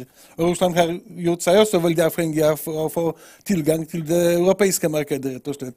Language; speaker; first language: Norwegian; non-native, fluent; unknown